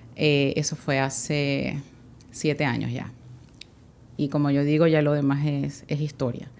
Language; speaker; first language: Spanish; native; Spanish